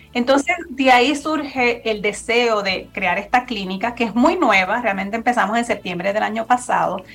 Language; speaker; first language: Spanish; native; Spanish